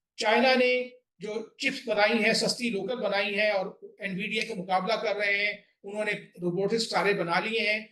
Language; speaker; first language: Urdu; native; Urdu